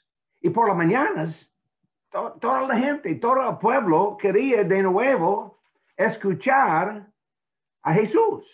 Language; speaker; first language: Spanish; non-native, fluent; English